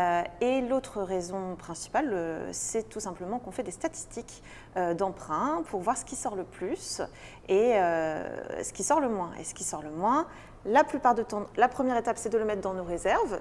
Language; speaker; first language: French; native; French